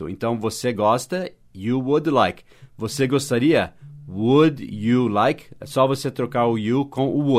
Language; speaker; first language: Portuguese; non-native, fluent; English